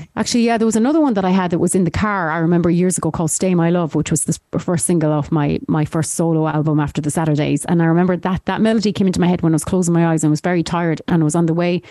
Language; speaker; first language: English; native; English